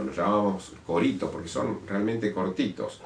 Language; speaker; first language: Spanish; native; Spanish